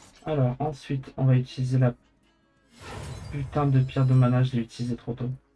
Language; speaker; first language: French; native; French